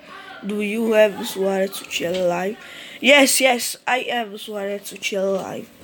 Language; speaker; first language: English; non-native, learner; Italian